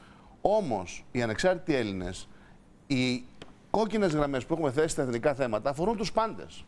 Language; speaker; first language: Greek; native; Greek